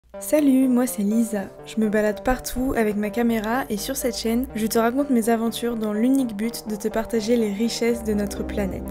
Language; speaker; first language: French; native; French